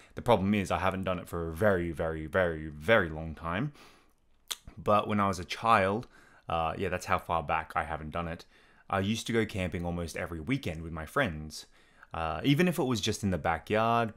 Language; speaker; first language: English; native; English